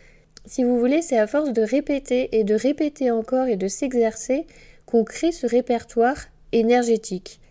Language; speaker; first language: French; native; French